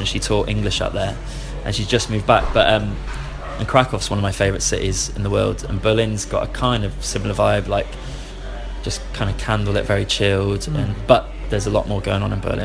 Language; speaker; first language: English; native; English